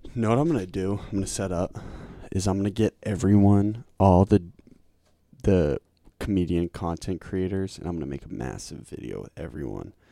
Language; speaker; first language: English; native; English